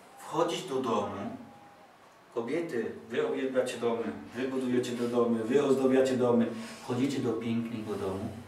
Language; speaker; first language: Polish; non-native, fluent; Arabic